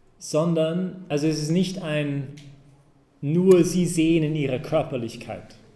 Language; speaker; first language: German; non-native, fluent; English